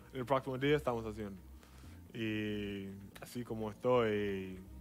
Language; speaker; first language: Spanish; non-native, learner; English